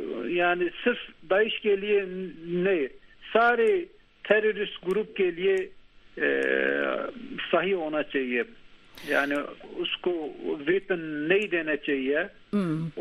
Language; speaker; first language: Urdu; non-native, learner; Turkish